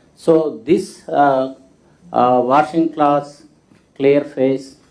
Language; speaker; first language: English; non-native, local second language; Telugu